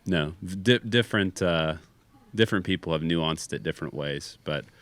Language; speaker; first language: English; native; English